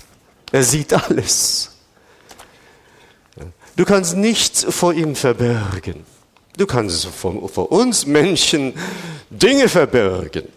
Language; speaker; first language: German; non-native, fluent; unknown